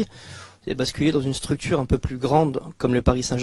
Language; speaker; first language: French; native; French